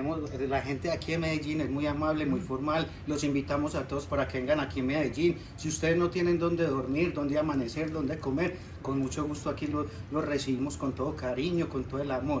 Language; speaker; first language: Spanish; native; Spanish